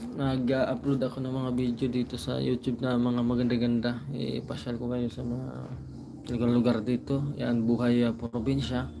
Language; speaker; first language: Filipino; non-native, local second language; Cebuano